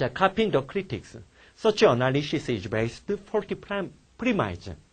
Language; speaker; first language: English; non-native, fluent; Korean